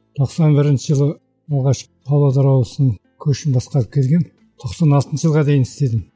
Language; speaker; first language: Kazakh; early bilingual, heritage; Kazakh